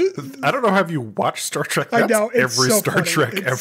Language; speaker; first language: English; native; English